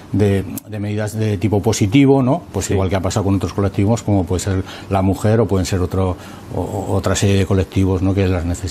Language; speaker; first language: Spanish; native; Spanish